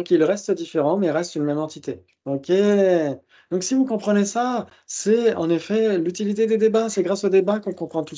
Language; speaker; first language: French; native; French